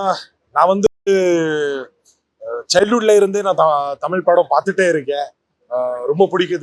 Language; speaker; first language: Tamil; non-native, local second language; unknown